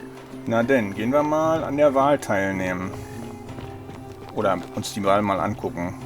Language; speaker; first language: German; native; German